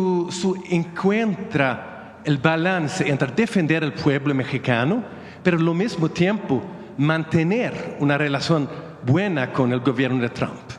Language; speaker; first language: Spanish; non-native, fluent; Swedish